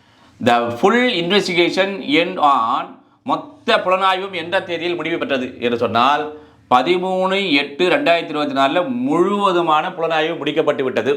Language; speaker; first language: Tamil; native; Tamil